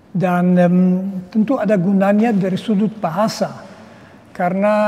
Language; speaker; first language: Indonesian; non-native, fluent; German